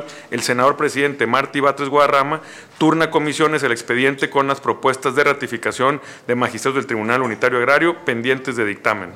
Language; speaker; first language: Spanish; native; Spanish